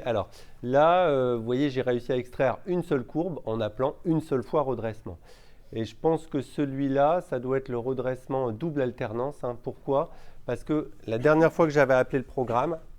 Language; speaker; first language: French; native; French